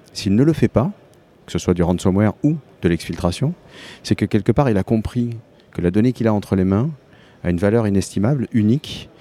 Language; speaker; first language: French; native; French